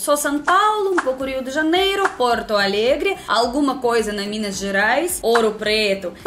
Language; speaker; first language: Portuguese; non-native, learner; Russian